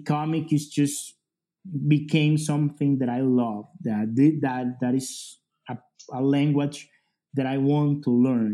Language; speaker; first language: English; non-native, fluent; Spanish